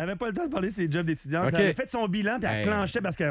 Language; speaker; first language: French; native; French